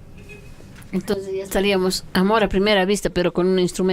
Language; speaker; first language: Spanish; native; Spanish